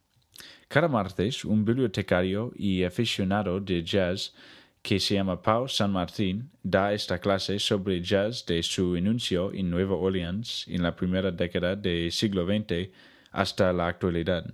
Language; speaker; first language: Spanish; non-native, learner; English